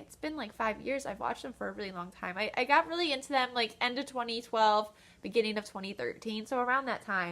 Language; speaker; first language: English; native; English